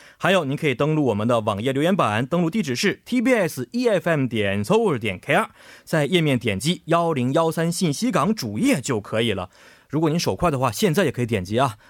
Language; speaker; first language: Chinese; native; Chinese